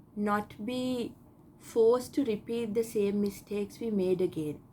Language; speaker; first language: English; non-native, local second language; Sinhala